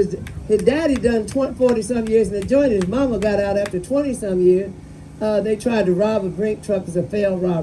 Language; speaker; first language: English; native; English